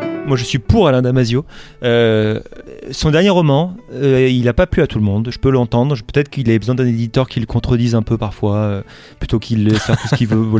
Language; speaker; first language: French; native; French